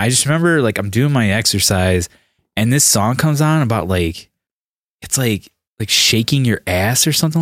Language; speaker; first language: English; native; English